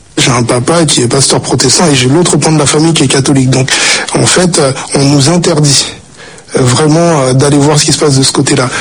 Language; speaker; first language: French; early bilingual, other home language; Haitian Creole